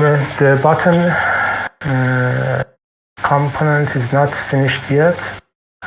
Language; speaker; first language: English; non-native, fluent; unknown